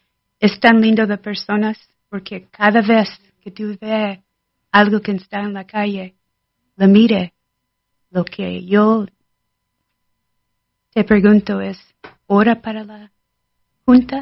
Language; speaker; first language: Spanish; non-native, learner; English